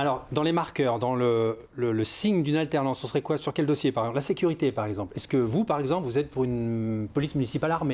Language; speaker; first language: French; native; French